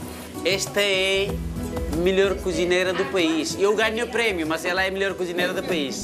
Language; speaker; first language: Portuguese; non-native, fluent; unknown